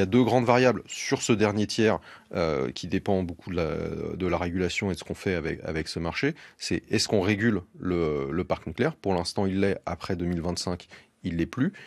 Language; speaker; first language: French; native; French